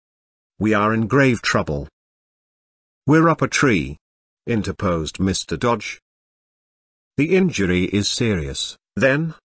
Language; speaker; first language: English; non-native, fluent; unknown